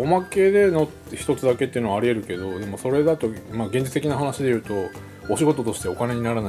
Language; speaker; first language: Japanese; native; Japanese